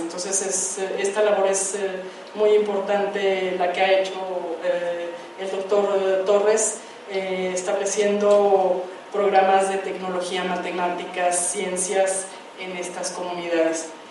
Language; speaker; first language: Spanish; native; Spanish